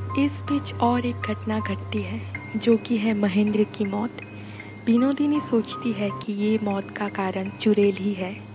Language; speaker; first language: Hindi; non-native, local second language; Bangla